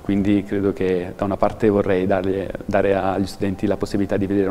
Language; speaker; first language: Italian; native; Italian